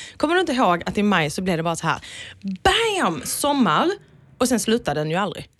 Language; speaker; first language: Swedish; native; Swedish